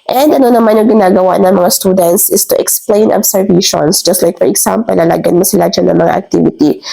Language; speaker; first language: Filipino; native; Filipino